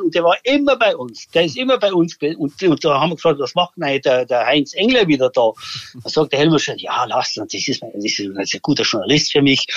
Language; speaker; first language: German; native; German